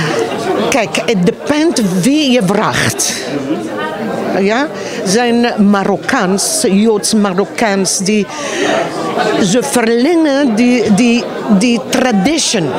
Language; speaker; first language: Dutch; non-native, fluent; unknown